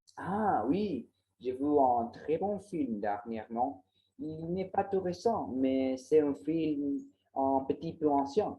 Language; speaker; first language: French; non-native, learner; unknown